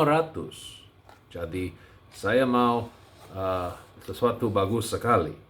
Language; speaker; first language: Indonesian; non-native, learner; English